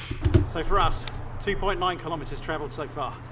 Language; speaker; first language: English; native; English